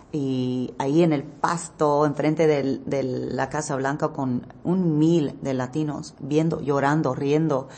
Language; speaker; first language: Spanish; non-native, learner; English